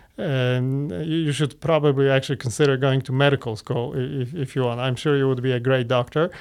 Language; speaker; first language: English; non-native, fluent; Polish